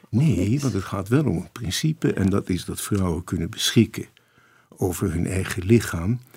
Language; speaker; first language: Dutch; native; Dutch